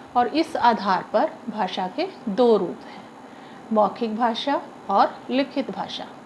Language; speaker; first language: Hindi; non-native, local second language; Punjabi